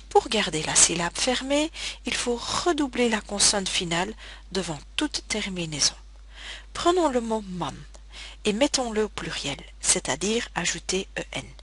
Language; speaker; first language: French; native; French